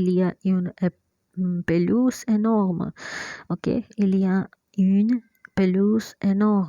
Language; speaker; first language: French; non-native, fluent; Hindi